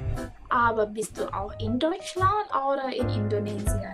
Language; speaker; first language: German; non-native, fluent; Indonesian